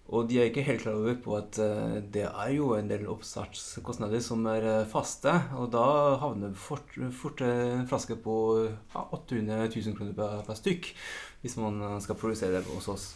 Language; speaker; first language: Norwegian; non-native, fluent; French